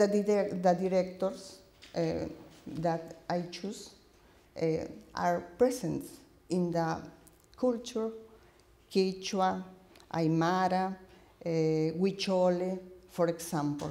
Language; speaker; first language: English; non-native, learner; Spanish